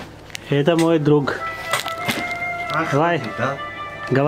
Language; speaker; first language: Russian; non-native, learner; Hindi